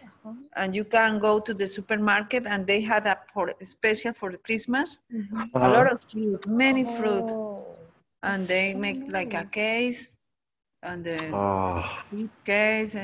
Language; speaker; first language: English; non-native, learner; Spanish